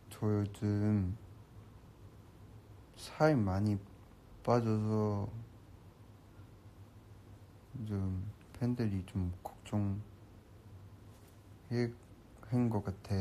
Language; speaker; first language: Korean; non-native, learner; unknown